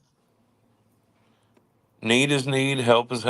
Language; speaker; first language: English; native; English